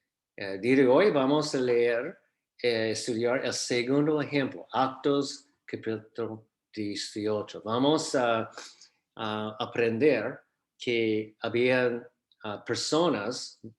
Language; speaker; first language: Spanish; non-native, fluent; English